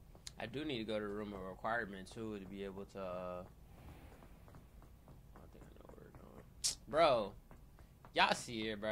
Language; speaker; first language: English; native; English